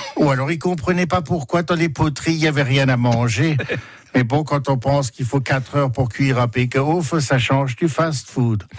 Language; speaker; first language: French; native; French